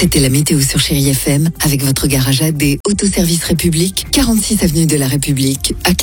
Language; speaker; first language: French; native; French